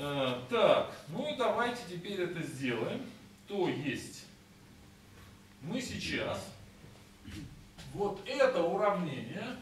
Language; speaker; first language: Russian; native; Russian